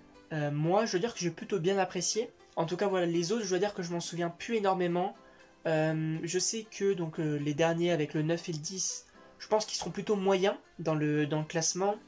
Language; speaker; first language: French; native; French